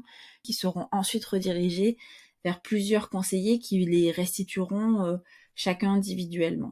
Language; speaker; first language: French; native; French